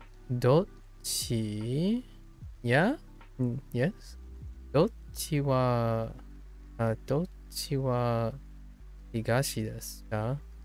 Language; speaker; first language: Japanese; non-native, learner; English